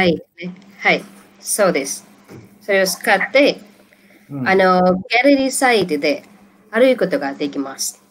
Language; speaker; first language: Japanese; non-native, learner; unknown